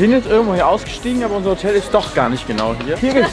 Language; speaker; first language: German; native; German